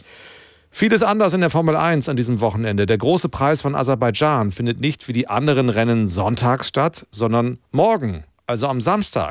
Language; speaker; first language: German; native; German